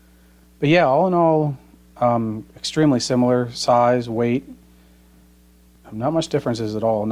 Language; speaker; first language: English; native; English